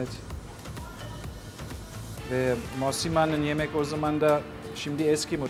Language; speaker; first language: Turkish; non-native, learner; English